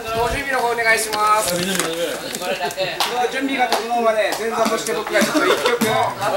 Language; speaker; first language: Japanese; native; Japanese